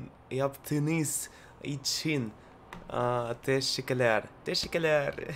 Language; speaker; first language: Turkish; non-native, learner; Russian